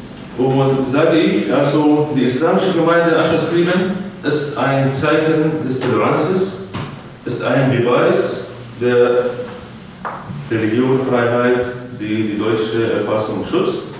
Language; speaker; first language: German; non-native, fluent; Arabic